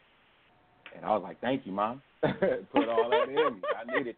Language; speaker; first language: English; native; English